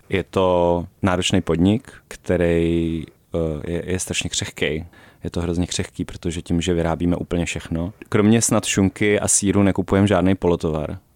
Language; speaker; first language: Czech; native; Czech